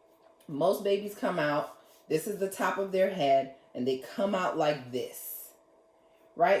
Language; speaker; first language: English; native; English